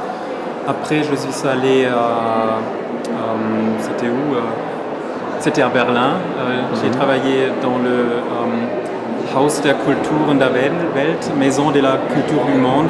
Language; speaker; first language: French; non-native, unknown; German